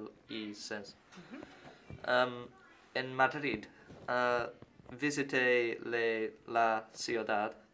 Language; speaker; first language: Spanish; non-native, learner; English